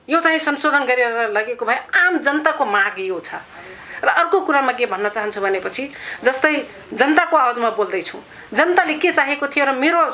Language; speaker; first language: Nepali; non-native, local second language; Rana Tharu